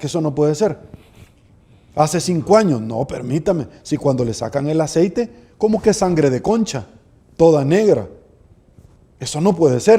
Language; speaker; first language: Spanish; native; Spanish